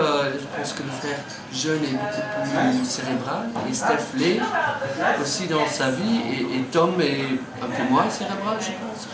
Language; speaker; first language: French; non-native, fluent; Dutch